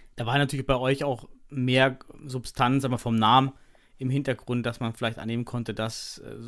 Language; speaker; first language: German; native; German